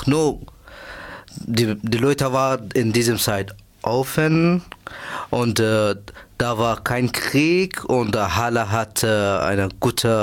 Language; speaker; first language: German; non-native, learner; Persian